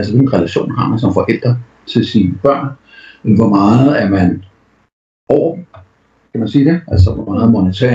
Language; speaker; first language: Danish; native; Danish